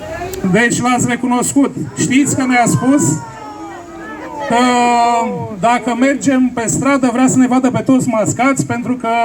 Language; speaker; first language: Romanian; native; Romanian